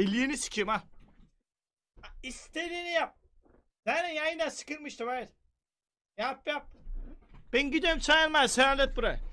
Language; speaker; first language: Turkish; native; Turkish